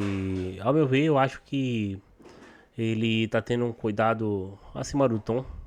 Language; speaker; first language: Portuguese; native; Portuguese